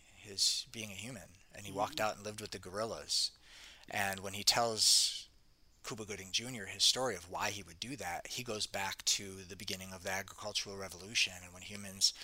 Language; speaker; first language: English; native; English